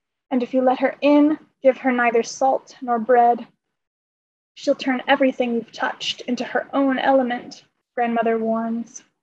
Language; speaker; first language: English; native; English